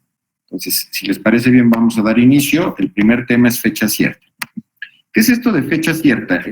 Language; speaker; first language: Spanish; native; Spanish